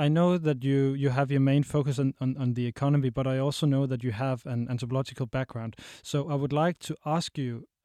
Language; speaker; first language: English; non-native, fluent; Danish